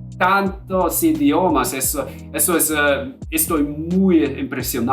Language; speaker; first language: Spanish; non-native, fluent; German